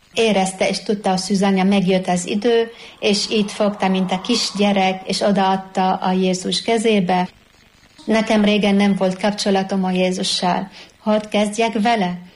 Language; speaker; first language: Hungarian; non-native, fluent; Arabic